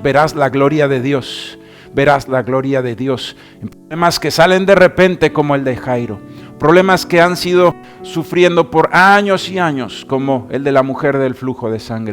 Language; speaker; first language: Spanish; native; Spanish